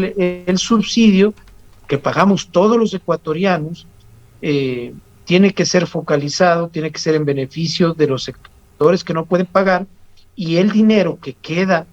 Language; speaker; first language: Spanish; native; Spanish